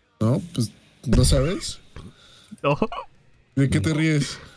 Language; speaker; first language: Spanish; native; Spanish